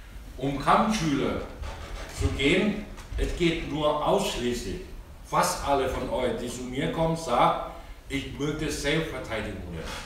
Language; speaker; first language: German; non-native, learner; Thai